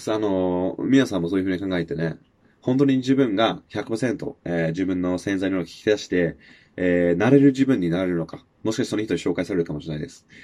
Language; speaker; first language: Japanese; non-native, fluent; English